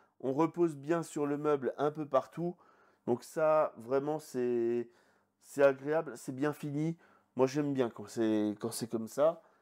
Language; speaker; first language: French; native; French